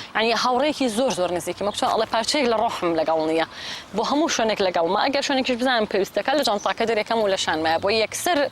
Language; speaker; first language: Central Kurdish; native; Central Kurdish